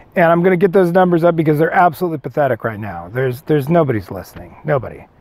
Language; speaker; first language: English; native; English